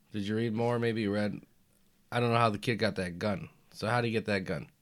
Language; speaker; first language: English; early bilingual, other home language; Albanian